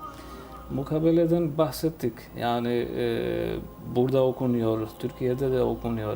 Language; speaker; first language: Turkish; non-native, fluent; Albanian